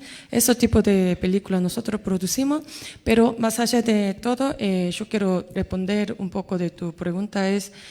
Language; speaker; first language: Spanish; non-native, fluent; Korean